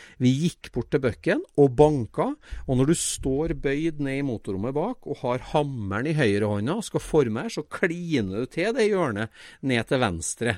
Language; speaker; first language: Norwegian; native; Norwegian